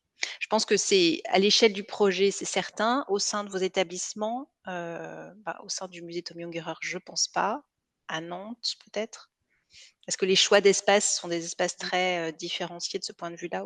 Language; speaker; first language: French; native; French